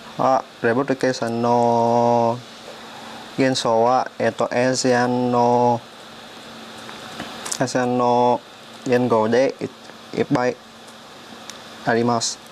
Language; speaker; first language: Japanese; non-native, learner; Vietnamese